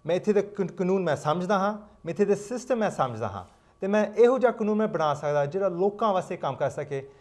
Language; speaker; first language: Punjabi; early bilingual, heritage; Punjabi